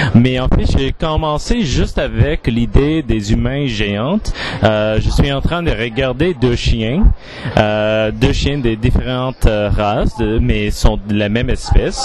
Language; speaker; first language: French; non-native, learner; English